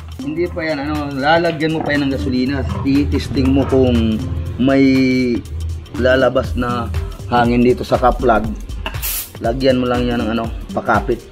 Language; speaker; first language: Filipino; non-native, local second language; Cebuano